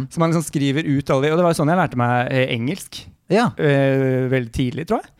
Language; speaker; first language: Norwegian; native; Norwegian